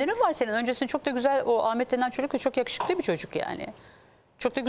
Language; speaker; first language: Turkish; native; Turkish